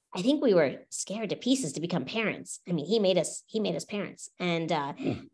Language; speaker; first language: English; native; English